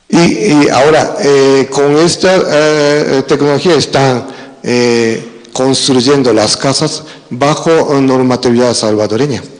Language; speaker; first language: Spanish; non-native, fluent; Japanese